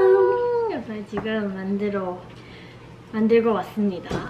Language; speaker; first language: Korean; non-native, fluent; Chinese